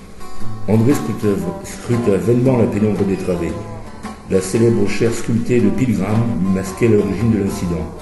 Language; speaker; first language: French; native; French